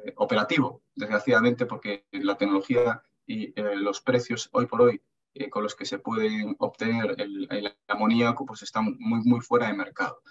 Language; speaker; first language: Spanish; native; Spanish